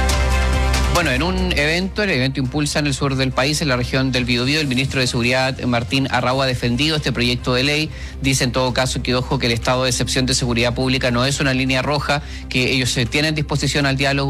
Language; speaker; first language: Spanish; native; Spanish